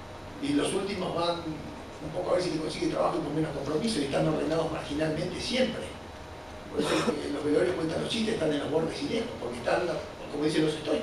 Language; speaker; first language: Spanish; native; Spanish